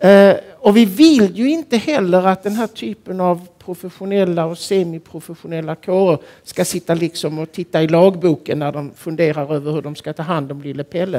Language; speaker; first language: Swedish; native; Swedish